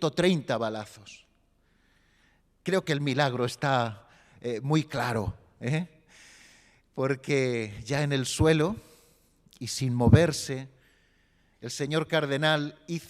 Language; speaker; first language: Spanish; native; Spanish